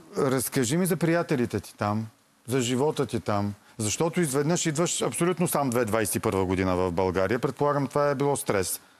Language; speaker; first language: Bulgarian; native; Bulgarian